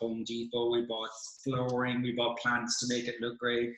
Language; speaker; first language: English; native; English